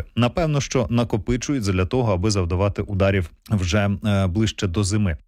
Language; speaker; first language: Ukrainian; native; Ukrainian